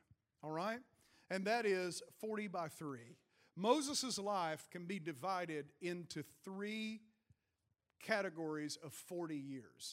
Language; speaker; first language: English; native; English